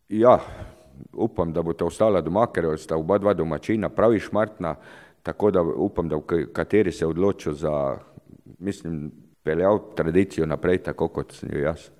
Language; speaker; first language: Slovenian; native; Slovenian